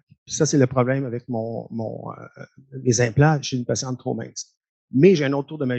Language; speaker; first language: French; native; French